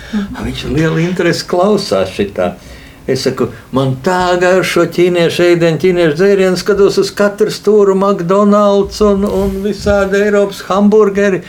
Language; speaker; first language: Latvian; native; Latvian